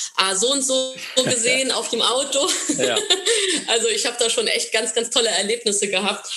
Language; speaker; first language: German; non-native, fluent; Portuguese